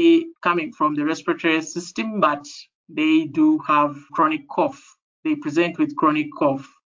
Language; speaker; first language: English; non-native, local second language; Ganda